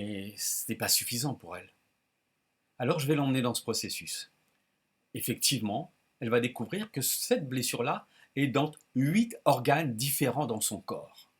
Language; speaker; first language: French; native; French